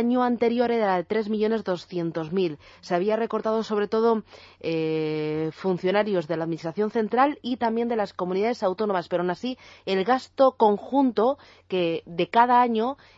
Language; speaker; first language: Spanish; native; Spanish